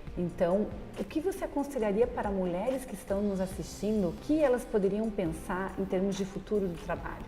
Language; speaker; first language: Portuguese; native; Portuguese